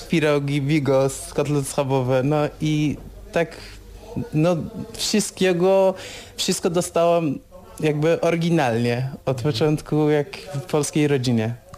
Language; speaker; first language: Polish; non-native, fluent; Persian